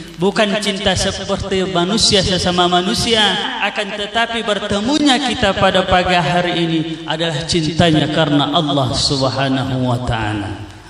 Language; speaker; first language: Indonesian; native; Indonesian